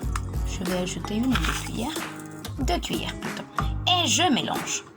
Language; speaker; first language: French; non-native, fluent; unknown